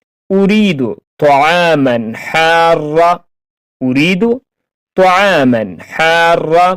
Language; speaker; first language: Arabic; non-native, fluent; Pashto